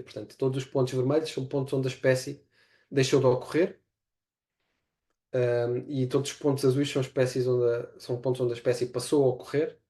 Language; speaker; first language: Portuguese; native; Portuguese